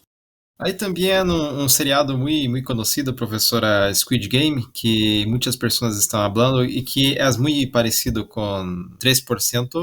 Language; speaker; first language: Spanish; non-native, learner; Portuguese